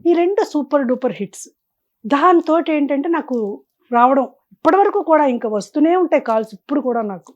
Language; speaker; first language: Telugu; native; Telugu